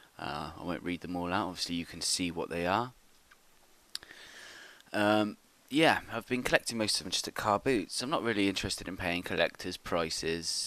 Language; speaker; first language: English; native; English